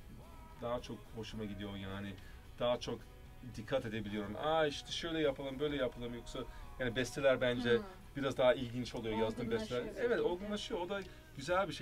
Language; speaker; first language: Turkish; early bilingual, heritage; Turkish